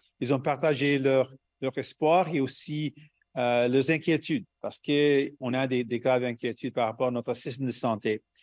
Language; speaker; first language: French; non-native, local second language; English